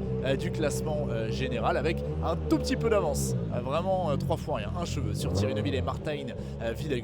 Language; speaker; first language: French; native; French